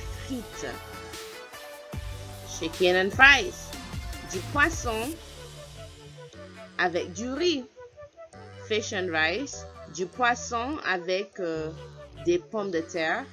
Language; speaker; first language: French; non-native, fluent; English